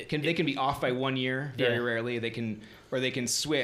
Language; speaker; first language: English; native; English